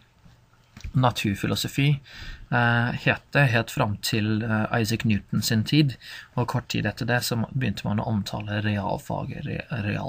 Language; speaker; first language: Norwegian; non-native, fluent; English